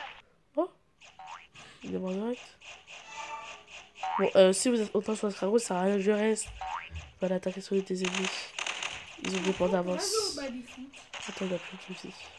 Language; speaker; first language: French; native; French